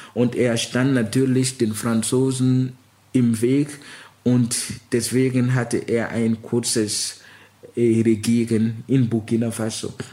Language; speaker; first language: German; non-native, fluent; Mossi